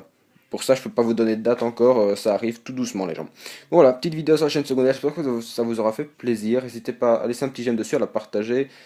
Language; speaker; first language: French; native; French